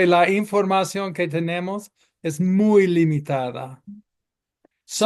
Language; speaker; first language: Spanish; non-native, fluent; English